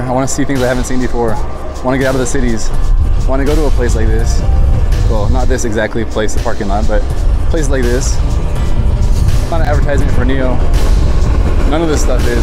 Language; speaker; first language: English; native; English